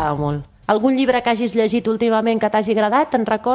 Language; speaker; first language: Catalan; native; Catalan